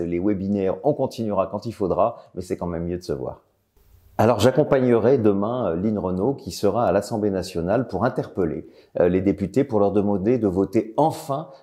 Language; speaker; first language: French; native; French